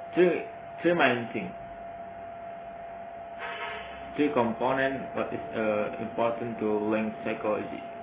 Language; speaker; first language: English; non-native, learner; Indonesian